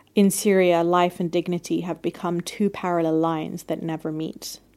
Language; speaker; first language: English; native; English